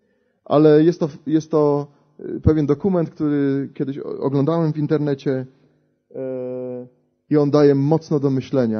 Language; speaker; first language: Polish; native; Polish